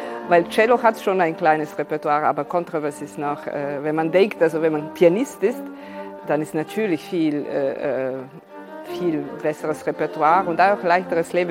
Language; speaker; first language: German; non-native, fluent; Serbian